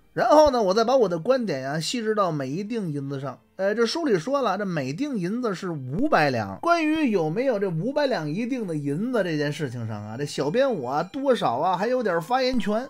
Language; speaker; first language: Chinese; native; Chinese